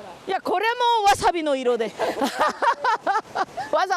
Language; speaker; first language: Japanese; non-native, fluent; Korean